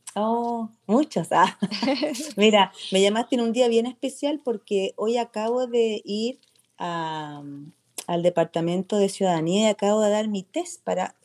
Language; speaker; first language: Spanish; native; Spanish